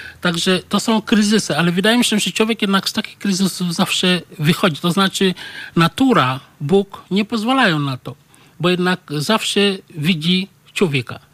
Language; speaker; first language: Polish; non-native, fluent; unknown